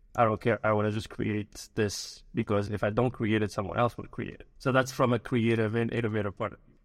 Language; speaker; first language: English; early bilingual, other home language; Arabic